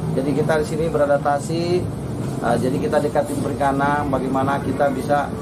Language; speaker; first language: Indonesian; non-native, local second language; Buginese